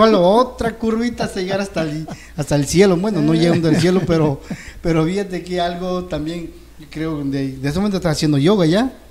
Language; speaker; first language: Spanish; non-native, local second language; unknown